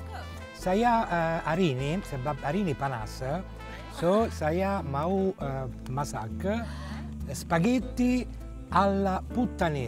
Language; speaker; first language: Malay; non-native, learner; Italian